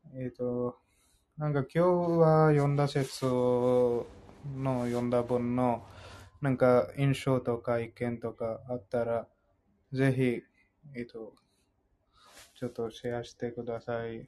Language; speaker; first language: Japanese; non-native, fluent; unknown